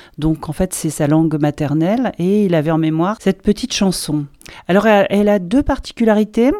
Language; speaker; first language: French; native; French